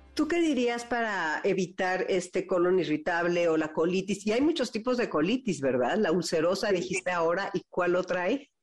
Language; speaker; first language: Spanish; native; Spanish